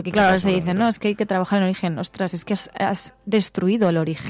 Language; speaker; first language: Spanish; native; Spanish